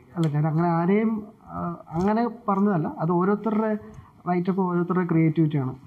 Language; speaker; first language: Malayalam; native; Malayalam